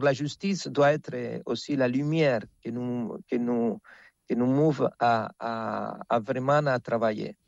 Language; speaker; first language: French; non-native, fluent; Spanish